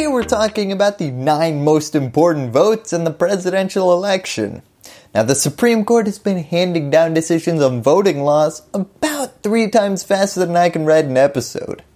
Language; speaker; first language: English; native; English